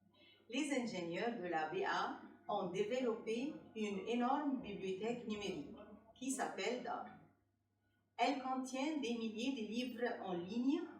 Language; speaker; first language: French; non-native, fluent; Arabic